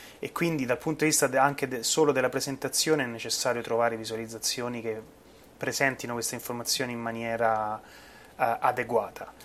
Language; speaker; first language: Italian; native; Italian